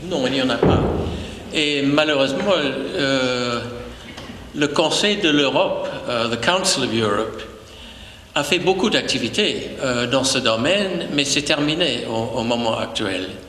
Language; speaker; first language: French; non-native, fluent; English